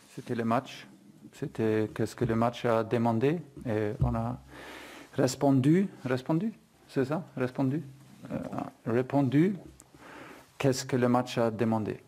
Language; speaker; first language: French; non-native, fluent; German